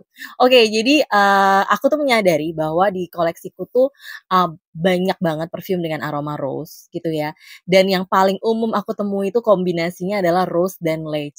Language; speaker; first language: Indonesian; native; Indonesian